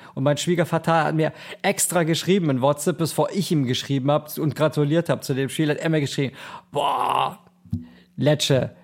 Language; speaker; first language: German; native; German